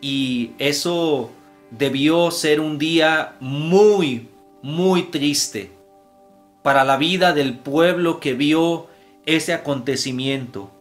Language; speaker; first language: Spanish; native; Spanish